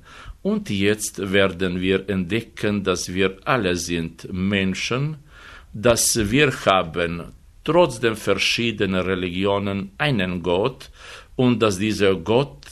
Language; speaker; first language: German; non-native, fluent; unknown